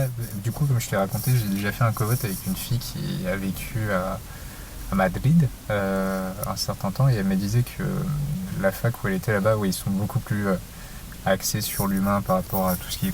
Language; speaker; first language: French; native; French